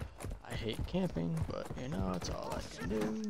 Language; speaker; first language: English; native; English